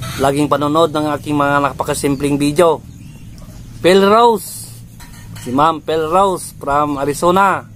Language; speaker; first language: Filipino; non-native, local second language; Pangasinan